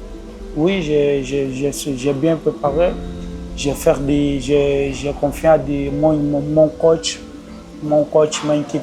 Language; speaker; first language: French; non-native, learner; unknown